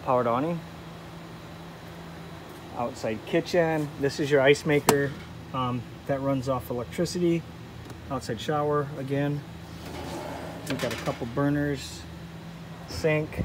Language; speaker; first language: English; native; English